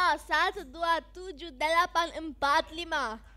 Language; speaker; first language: Indonesian; non-native, learner; German